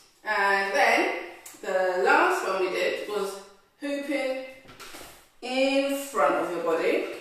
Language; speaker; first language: English; native; English